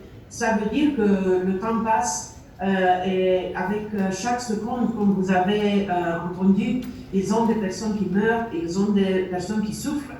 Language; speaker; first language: French; non-native, learner; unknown